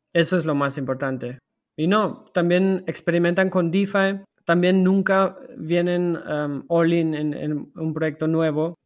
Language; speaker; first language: Spanish; non-native, fluent; German